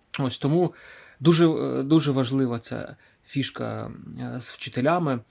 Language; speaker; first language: Ukrainian; non-native, local second language; Russian